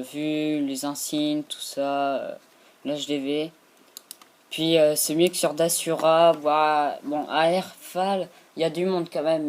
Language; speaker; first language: French; native; French